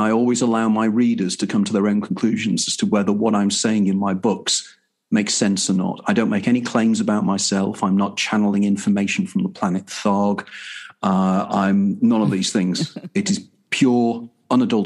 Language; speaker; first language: English; native; English